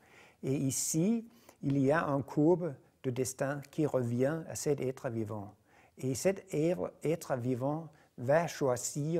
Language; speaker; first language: French; non-native, fluent; Danish